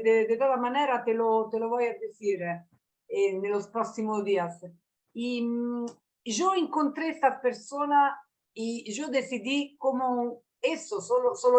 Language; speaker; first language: Spanish; non-native, learner; Italian